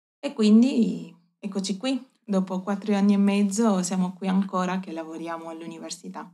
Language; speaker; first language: Italian; native; Italian